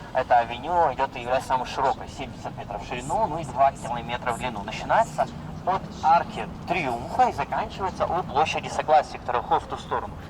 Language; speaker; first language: Russian; native; Russian